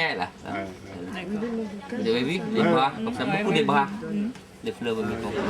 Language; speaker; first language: French; non-native, fluent; Vietnamese